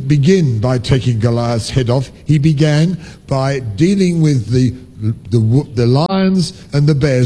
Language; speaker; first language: English; native; English